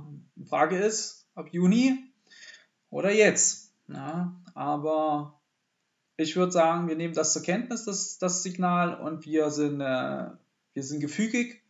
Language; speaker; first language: German; native; German